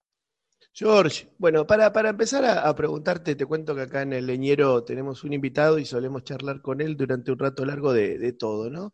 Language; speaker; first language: Spanish; native; Spanish